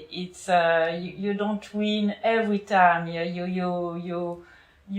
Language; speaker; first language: English; non-native, learner; French